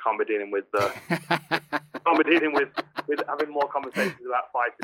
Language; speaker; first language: English; native; English